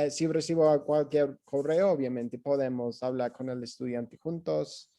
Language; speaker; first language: Spanish; non-native, fluent; English